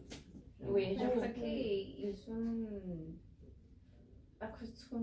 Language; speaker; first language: French; non-native, learner; Spanish